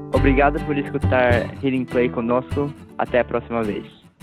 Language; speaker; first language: Portuguese; early bilingual, heritage; Portuguese